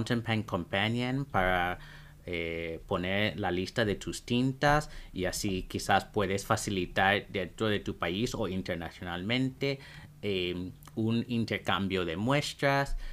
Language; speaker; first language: Spanish; non-native, fluent; English